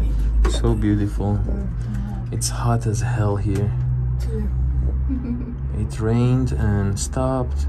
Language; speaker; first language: English; non-native, fluent; Persian